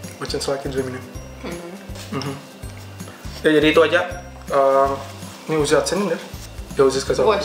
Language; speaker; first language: Russian; non-native, learner; Indonesian